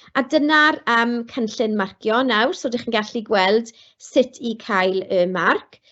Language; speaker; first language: Welsh; non-native, local second language; English